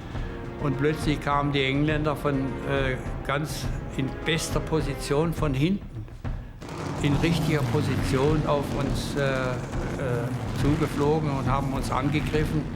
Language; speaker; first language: German; native; German